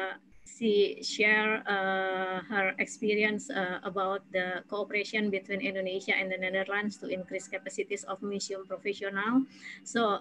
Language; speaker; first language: English; non-native, fluent; Indonesian